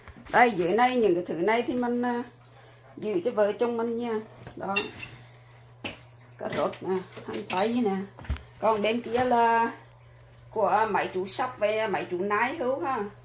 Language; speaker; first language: Vietnamese; native; Vietnamese